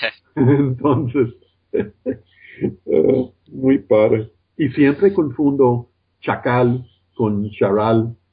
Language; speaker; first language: Spanish; non-native, fluent; English